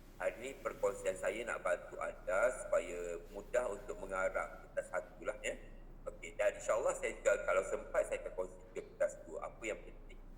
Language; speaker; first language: Malay; native; Malay